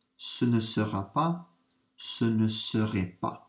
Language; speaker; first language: French; non-native, fluent; English